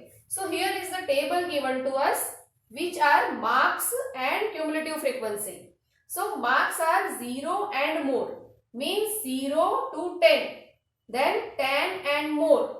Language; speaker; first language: English; non-native, local second language; Hindi